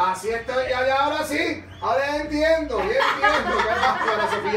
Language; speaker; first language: Spanish; native; Spanish